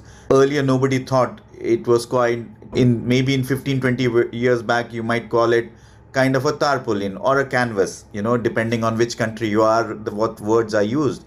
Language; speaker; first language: English; non-native, local second language; Hindi